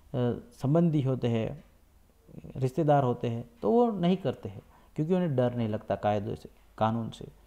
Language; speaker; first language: Hindi; non-native, local second language; Gujarati